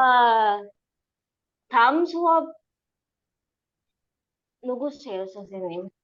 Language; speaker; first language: Korean; non-native, learner; Indonesian